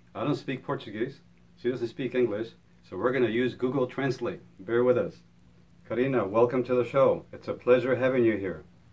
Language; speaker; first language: English; native; English